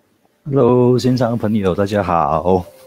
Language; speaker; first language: Chinese; native; Chinese